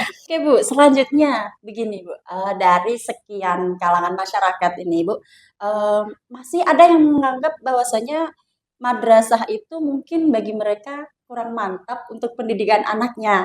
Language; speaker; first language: Indonesian; non-native, local second language; Javanese